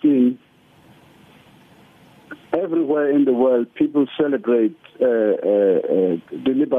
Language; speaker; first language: English; non-native, local second language; Zulu